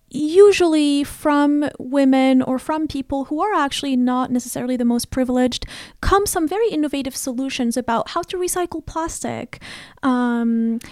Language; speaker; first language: English; non-native, fluent; Arabic